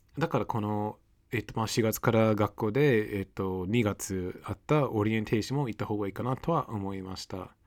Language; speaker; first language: Japanese; non-native, fluent; English